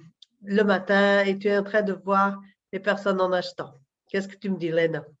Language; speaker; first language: French; non-native, learner; Portuguese